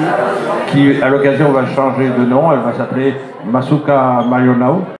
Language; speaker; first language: French; native; French